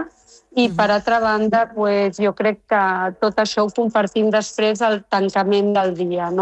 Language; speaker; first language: Catalan; non-native, local second language; Spanish